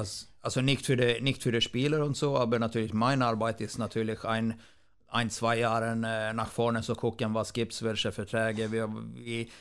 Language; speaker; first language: German; non-native, fluent; Swedish